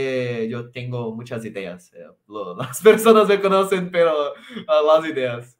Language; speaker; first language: Spanish; non-native, local second language; Portuguese